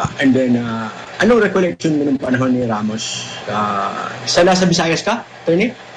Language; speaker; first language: Filipino; native; Filipino